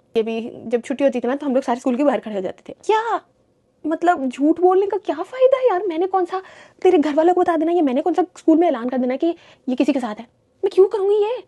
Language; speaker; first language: Urdu; native; Urdu